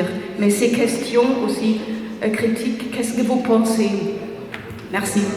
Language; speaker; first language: French; non-native, fluent; German